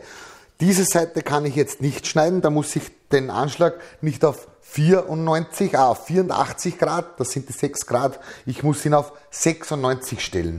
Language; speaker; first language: German; native; German